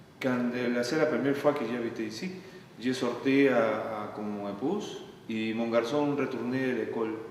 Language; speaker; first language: French; non-native, learner; Spanish